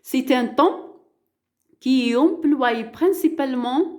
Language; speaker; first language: French; non-native, local second language; Arabic